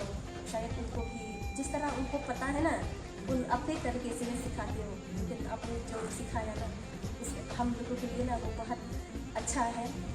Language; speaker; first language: Hindi; non-native, local second language; Khasi